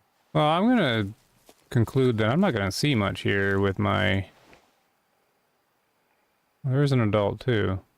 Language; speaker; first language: English; native; English